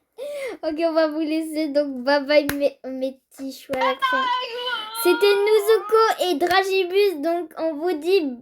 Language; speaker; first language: French; native; French